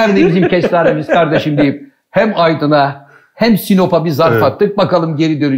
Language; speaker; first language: Turkish; native; Turkish